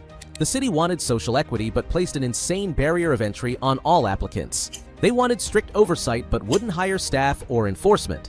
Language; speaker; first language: English; native; English